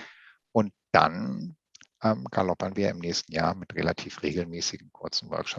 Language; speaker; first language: German; native; German